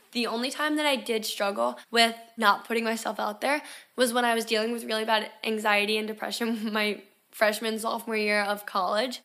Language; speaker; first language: English; native; English